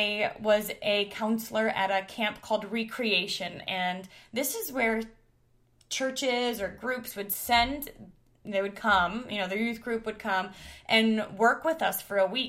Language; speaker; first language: English; native; English